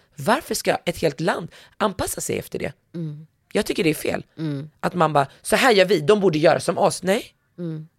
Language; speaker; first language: Swedish; early bilingual, other home language; Arabic